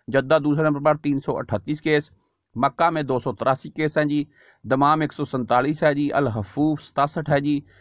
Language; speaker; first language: Urdu; native; Urdu